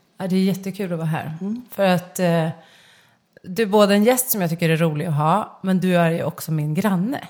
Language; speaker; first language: Swedish; native; Swedish